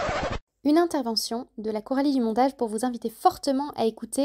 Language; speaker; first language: French; native; French